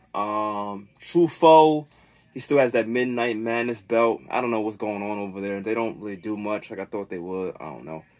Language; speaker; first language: English; native; English